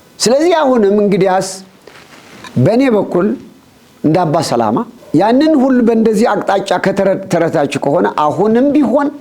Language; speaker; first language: Amharic; non-native, local second language; Tigrinya